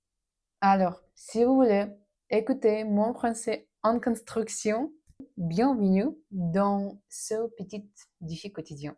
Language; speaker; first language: French; non-native, learner; Russian